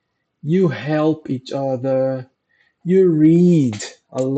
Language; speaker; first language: English; non-native, fluent; Portuguese